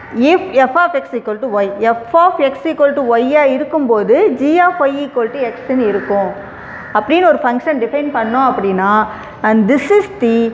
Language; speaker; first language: English; non-native, local second language; Tamil